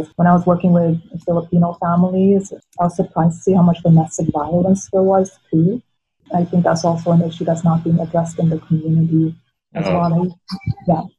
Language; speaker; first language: English; non-native, fluent; Filipino